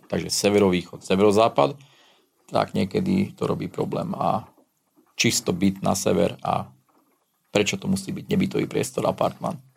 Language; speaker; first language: Slovak; non-native, local second language; Hungarian